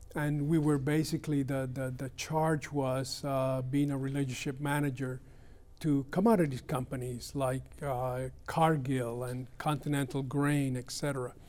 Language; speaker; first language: English; early bilingual, other home language; Spanish